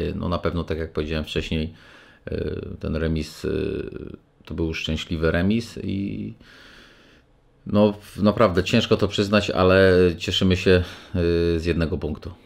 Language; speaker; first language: Polish; native; Polish